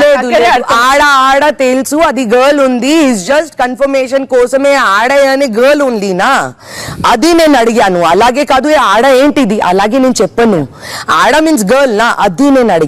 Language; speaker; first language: Telugu; non-native, fluent; Hindi